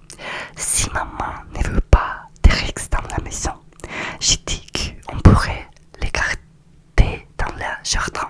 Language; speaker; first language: French; non-native, learner; Russian